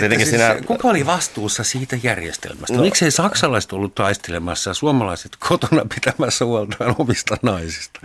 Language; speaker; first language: Finnish; non-native, fluent; German